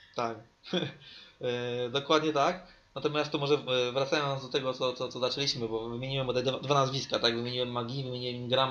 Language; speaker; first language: Polish; native; Polish